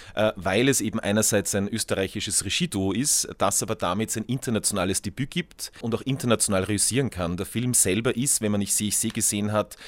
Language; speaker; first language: German; native; German